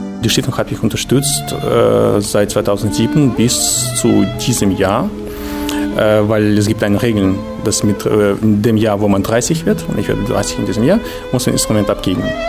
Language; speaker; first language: German; non-native, fluent; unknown